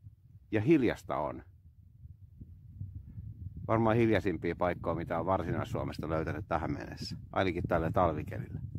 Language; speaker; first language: Finnish; native; Finnish